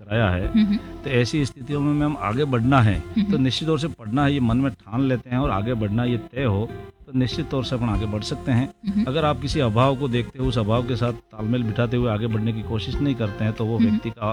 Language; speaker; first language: Hindi; native; Hindi